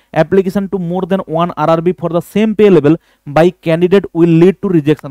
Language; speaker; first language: English; non-native, local second language; Bangla